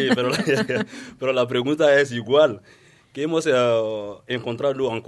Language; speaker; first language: Spanish; non-native, learner; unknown